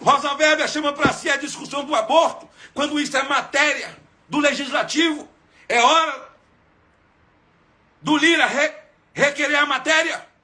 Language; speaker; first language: Portuguese; native; Portuguese